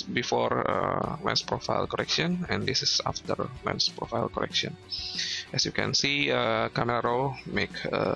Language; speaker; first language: English; non-native, learner; Indonesian